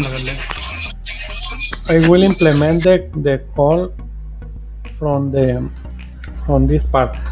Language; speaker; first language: English; non-native, fluent; Spanish